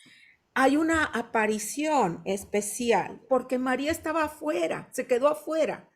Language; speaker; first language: Spanish; native; Spanish